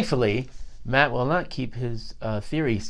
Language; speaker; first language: English; native; English